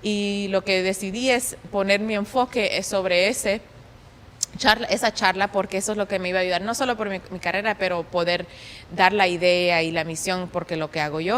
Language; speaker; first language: Spanish; early bilingual, heritage; Spanish